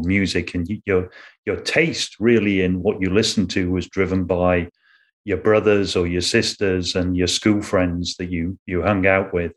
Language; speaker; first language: English; native; English